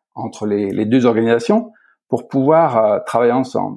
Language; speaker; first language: French; native; French